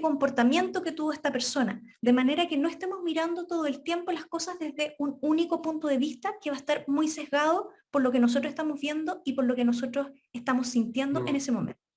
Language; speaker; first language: Spanish; native; Spanish